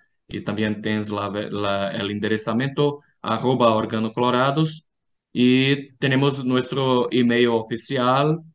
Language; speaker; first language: Spanish; non-native, fluent; Portuguese